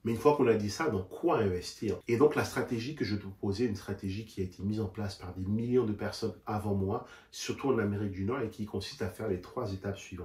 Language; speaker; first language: French; native; French